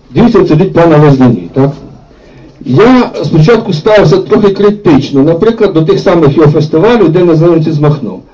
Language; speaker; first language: Ukrainian; native; Ukrainian